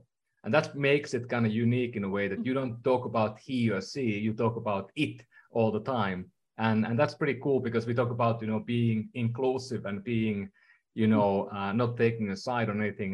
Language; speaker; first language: English; non-native, fluent; Finnish